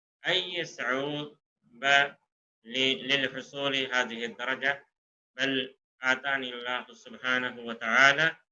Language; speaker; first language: Arabic; non-native, fluent; Urdu